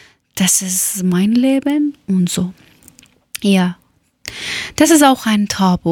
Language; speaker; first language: German; non-native, learner; Persian